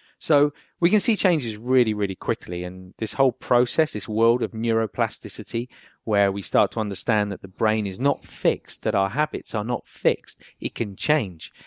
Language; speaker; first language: English; native; English